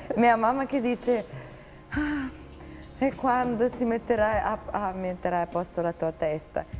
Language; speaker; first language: Italian; non-native, fluent; Russian